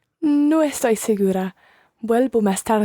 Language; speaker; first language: Spanish; non-native, learner; English